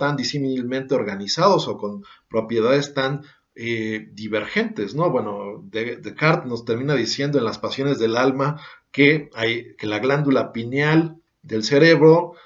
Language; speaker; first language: Spanish; native; Spanish